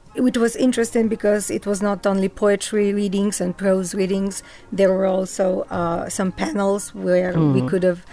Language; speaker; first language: English; non-native, fluent; Macedonian